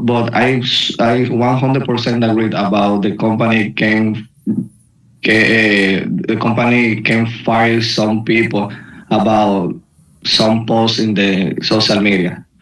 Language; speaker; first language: English; non-native, learner; Spanish